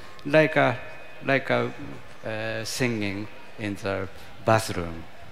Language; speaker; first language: English; non-native, learner; Japanese